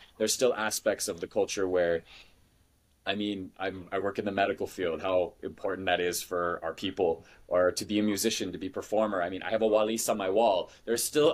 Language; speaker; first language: English; native; English